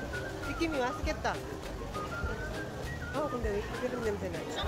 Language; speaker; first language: Korean; non-native, learner; Filipino